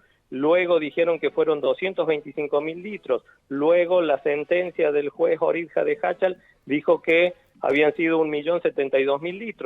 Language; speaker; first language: Spanish; native; Spanish